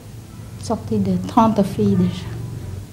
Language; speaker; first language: French; non-native, learner; Khmer